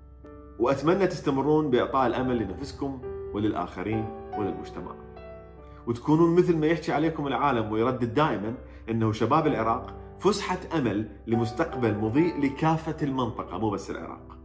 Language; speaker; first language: Arabic; native; Arabic